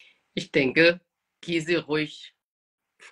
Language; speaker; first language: German; non-native, fluent; Portuguese